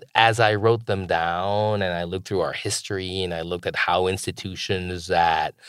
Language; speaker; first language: English; non-native, fluent; Spanish